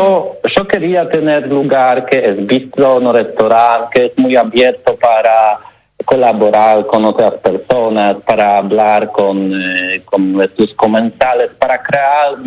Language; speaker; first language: Spanish; non-native, learner; Polish